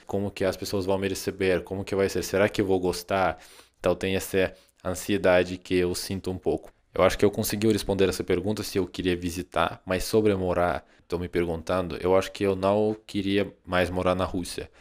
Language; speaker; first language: Portuguese; non-native, fluent; Russian